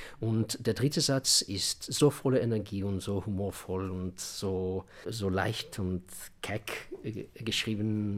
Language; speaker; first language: German; non-native, fluent; Russian